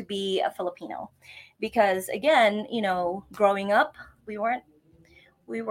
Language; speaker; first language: English; non-native, local second language; Bikol